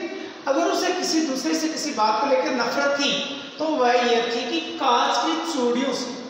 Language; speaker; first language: Hindi; native; Hindi